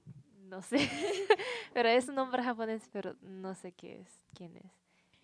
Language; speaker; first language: Spanish; non-native, learner; Japanese